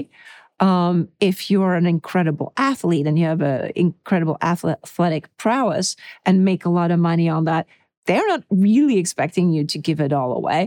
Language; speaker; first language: English; early bilingual, other home language; Czech